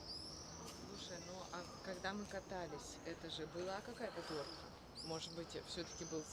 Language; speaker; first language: Russian; native; Russian